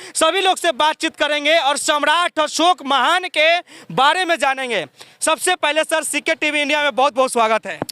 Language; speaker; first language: Hindi; native; Hindi